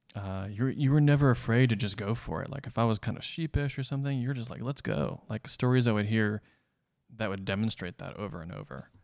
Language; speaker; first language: English; native; English